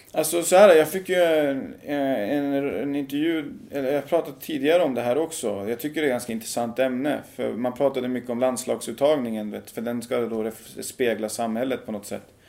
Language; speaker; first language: Swedish; early bilingual, other home language; Persian